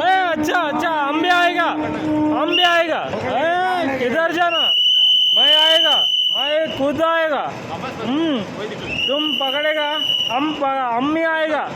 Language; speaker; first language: Hindi; non-native, local second language; Kannada